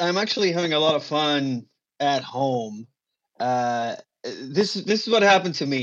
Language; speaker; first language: English; non-native, fluent; Spanish